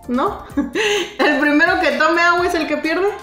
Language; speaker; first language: Spanish; native; Spanish